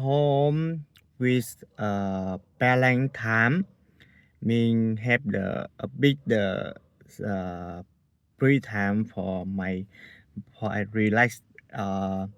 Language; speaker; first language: English; non-native, learner; Vietnamese